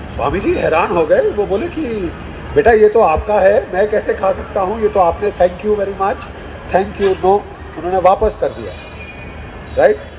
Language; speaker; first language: Hindi; native; Hindi